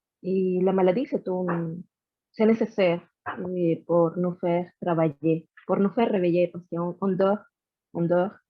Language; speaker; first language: French; non-native, learner; Spanish